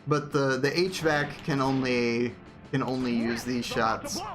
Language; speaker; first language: English; native; English